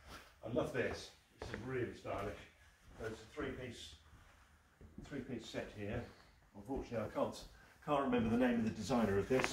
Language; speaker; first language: English; native; English